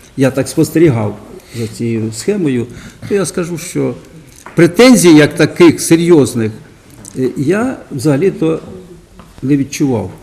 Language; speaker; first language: Ukrainian; native; Ukrainian